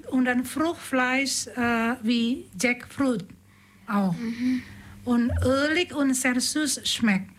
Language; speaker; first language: German; non-native, learner; Indonesian